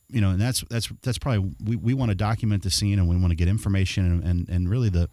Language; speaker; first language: English; native; English